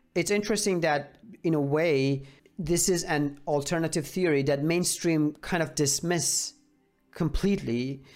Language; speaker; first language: English; non-native, fluent; Persian